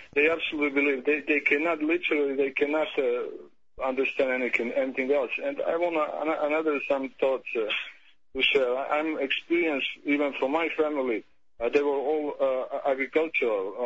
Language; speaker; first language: English; non-native, learner; Croatian